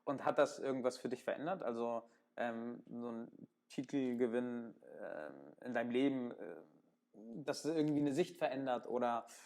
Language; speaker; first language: German; native; German